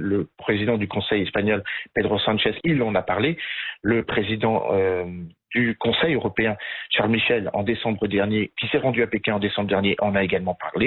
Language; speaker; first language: French; native; French